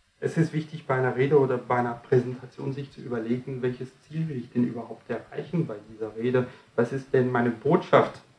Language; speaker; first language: German; non-native, fluent; French